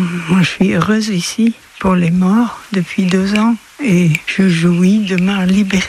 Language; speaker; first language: French; non-native, fluent; Dutch